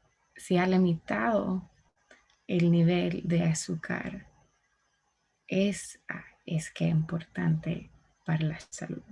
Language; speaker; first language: Spanish; non-native, learner; English